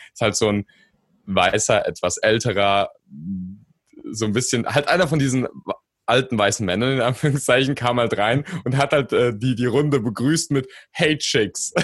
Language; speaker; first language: German; native; German